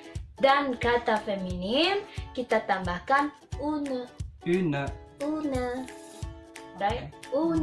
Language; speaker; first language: Indonesian; non-native, local second language; Minangkabau